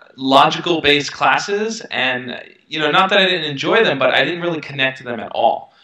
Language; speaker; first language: English; native; English